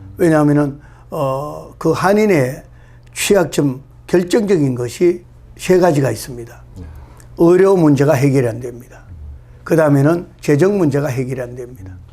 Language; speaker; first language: Korean; native; Korean